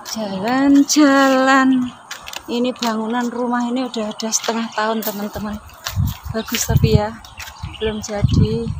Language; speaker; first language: Indonesian; non-native, local second language; Javanese